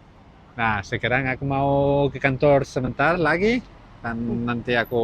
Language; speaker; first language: Indonesian; non-native, learner; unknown